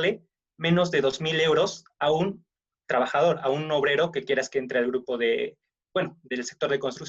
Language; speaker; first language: Spanish; native; Spanish